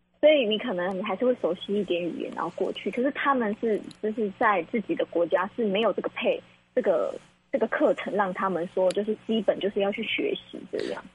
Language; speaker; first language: Chinese; native; Chinese